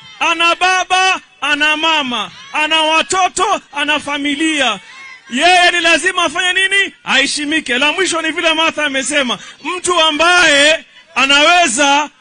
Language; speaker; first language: Swahili; native; Swahili